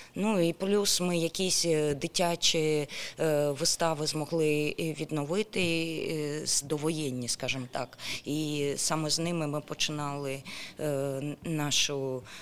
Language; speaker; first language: Ukrainian; non-native, local second language; Russian